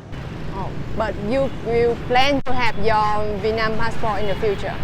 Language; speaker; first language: English; non-native, fluent; Vietnamese